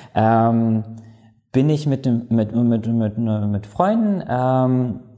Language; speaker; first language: German; non-native, fluent; Latvian